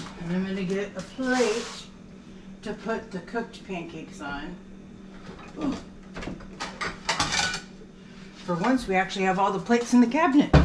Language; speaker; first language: English; native; English